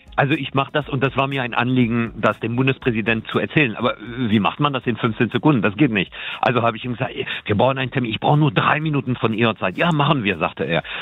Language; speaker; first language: German; non-native, fluent; French